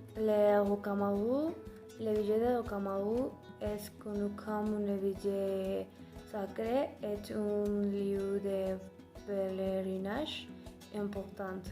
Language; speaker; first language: French; non-native, learner; Spanish